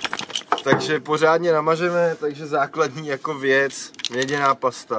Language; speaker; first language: Czech; native; Czech